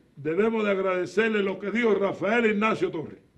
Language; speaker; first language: Spanish; native; Spanish